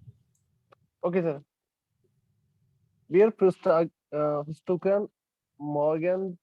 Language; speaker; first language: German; non-native, learner; Hindi